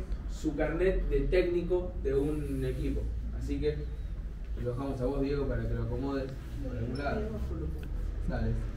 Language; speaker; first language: Spanish; native; Spanish